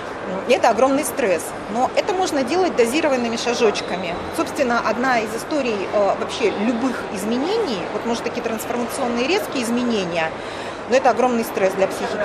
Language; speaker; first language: Russian; native; Russian